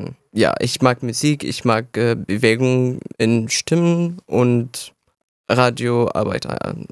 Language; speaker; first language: German; non-native, learner; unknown